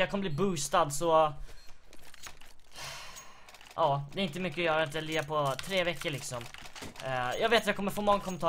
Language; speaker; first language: Swedish; native; Swedish